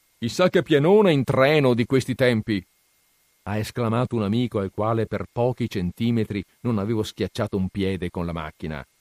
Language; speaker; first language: Italian; native; Italian